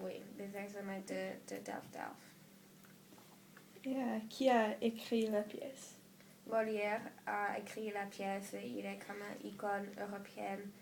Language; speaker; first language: French; non-native, learner; English